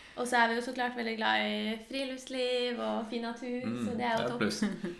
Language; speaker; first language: Norwegian; native; Norwegian